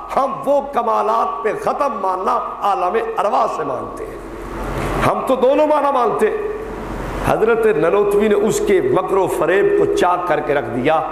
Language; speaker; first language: Urdu; native; Urdu